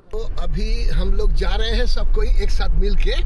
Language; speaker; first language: Hindi; non-native, local second language; Bangla